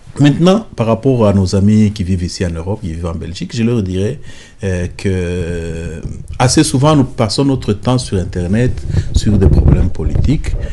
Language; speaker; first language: French; non-native, local second language; Lingala